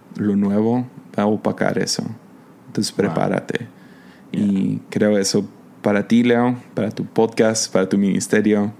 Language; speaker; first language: Spanish; non-native, fluent; English